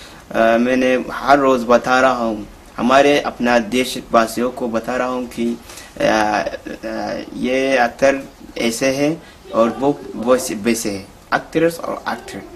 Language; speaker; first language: Hindi; non-native, fluent; Hausa